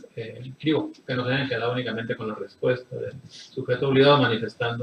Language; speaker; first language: Spanish; native; Spanish